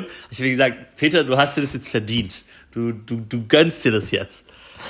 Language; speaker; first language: German; native; German